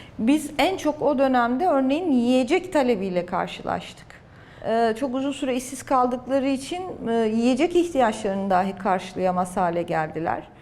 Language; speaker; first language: Turkish; native; Turkish